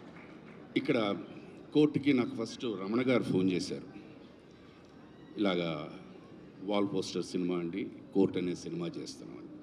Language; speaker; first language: Telugu; native; Telugu